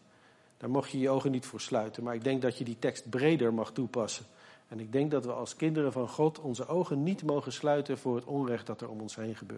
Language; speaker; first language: Dutch; native; Dutch